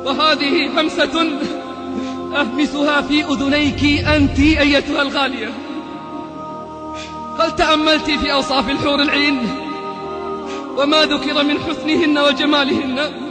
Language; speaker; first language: Arabic; native; Arabic